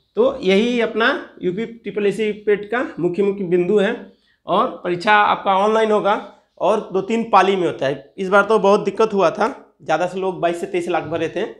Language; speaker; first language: Hindi; native; Hindi